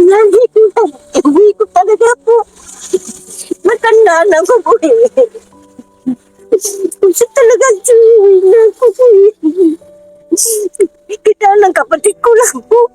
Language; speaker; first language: Filipino; non-native, learner; Vietnamese